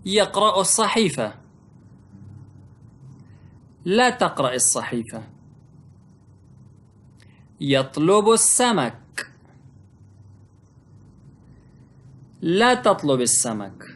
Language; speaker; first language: Arabic; non-native, fluent; Pashto